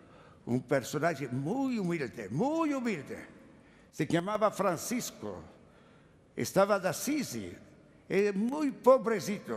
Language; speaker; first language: Spanish; non-native, learner; Italian